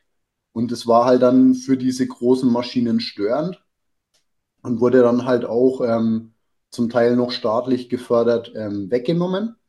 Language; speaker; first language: German; native; German